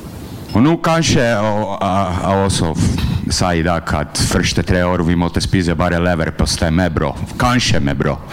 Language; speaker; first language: Norwegian; non-native, learner; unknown